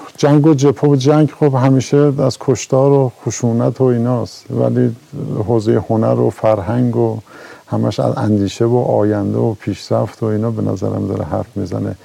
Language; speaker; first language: Persian; native; Persian